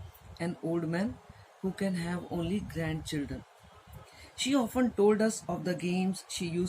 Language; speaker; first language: English; non-native, local second language; Hindi